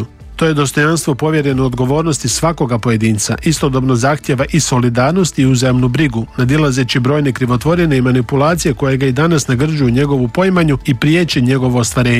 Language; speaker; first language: Bosnian; native; Bosnian